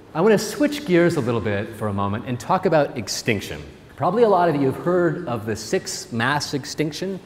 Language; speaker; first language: English; native; English